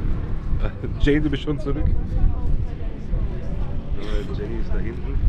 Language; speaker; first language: German; native; German